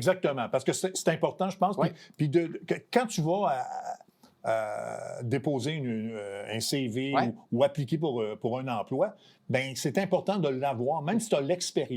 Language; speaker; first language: French; native; French